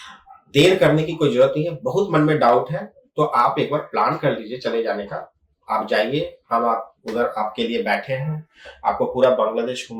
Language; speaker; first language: Hindi; native; Hindi